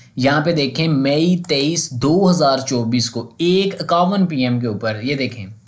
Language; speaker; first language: Urdu; non-native, local second language; Punjabi